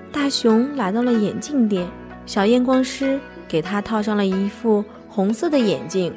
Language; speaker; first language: Chinese; native; Chinese